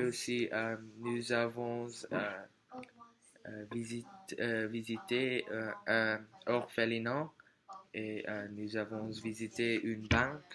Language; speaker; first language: French; non-native, learner; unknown